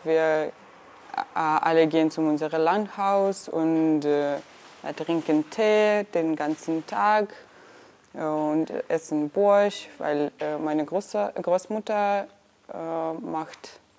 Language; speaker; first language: German; non-native, learner; Russian